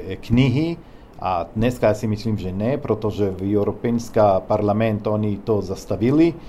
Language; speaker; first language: Czech; non-native, learner; Hebrew